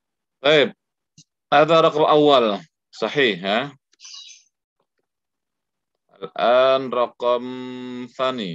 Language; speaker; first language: Arabic; non-native, fluent; Indonesian